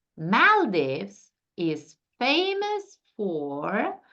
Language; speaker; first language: English; non-native, fluent; Turkish